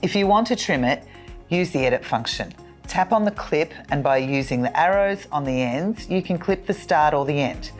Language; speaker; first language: English; native; English